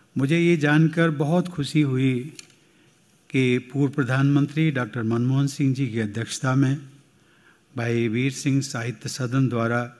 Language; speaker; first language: Hindi; native; Hindi